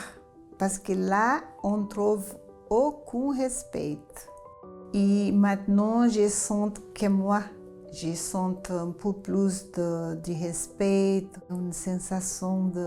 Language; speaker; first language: French; non-native, learner; Portuguese